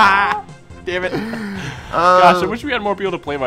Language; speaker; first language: English; native; English